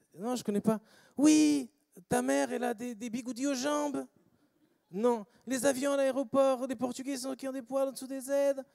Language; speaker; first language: French; non-native, fluent; English